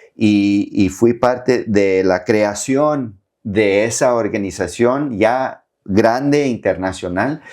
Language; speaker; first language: Spanish; early bilingual, heritage; Spanish